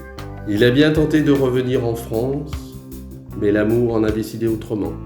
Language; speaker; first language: French; native; French